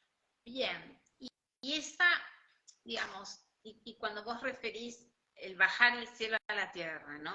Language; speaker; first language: Spanish; native; Spanish